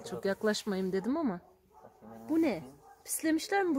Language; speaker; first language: Turkish; native; Turkish